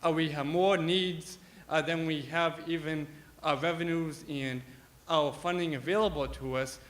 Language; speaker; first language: English; native; English